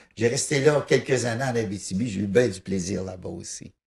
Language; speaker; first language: French; native; French